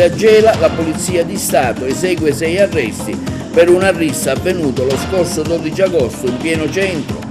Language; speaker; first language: Italian; native; Italian